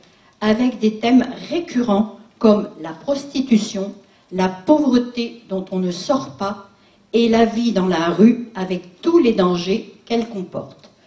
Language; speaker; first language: French; native; French